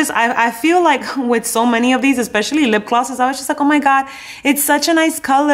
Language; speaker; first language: English; native; English